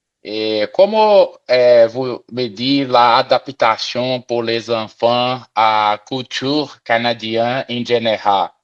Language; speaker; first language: French; non-native, learner; Portuguese